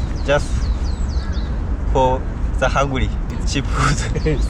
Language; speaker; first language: English; non-native, learner; Japanese